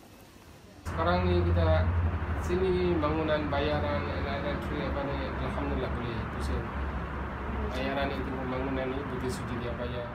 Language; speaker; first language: Indonesian; non-native, learner; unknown